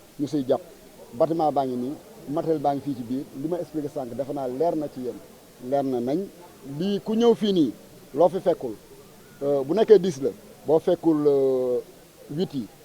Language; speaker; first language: Wolof; non-native, local second language; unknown